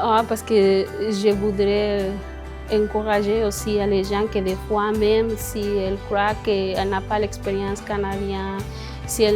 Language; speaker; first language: French; non-native, fluent; Spanish